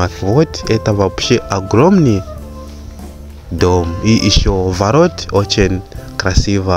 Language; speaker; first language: Russian; non-native, fluent; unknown